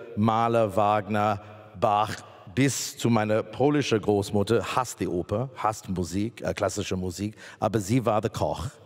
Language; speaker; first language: German; non-native, fluent; English